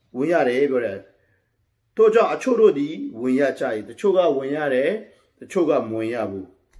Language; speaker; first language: Burmese; non-native, local second language; Kachin